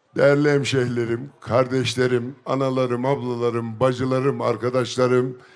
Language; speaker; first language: Turkish; native; Turkish